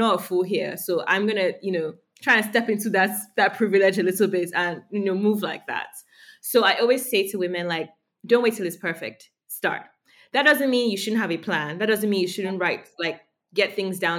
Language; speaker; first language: English; non-native, local second language; Yoruba